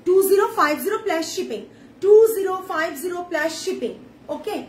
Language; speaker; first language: Hindi; non-native, local second language; Bangla